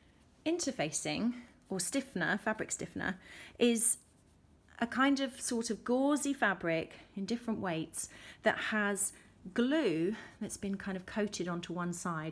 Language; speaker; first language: English; native; English